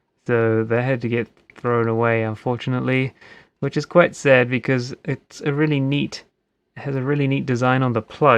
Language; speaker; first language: English; native; English